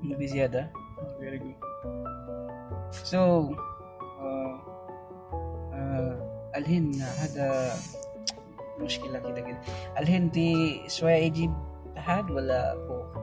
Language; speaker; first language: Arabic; non-native, learner; Filipino